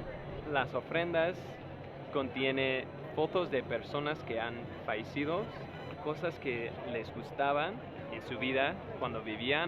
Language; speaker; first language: Spanish; non-native, fluent; English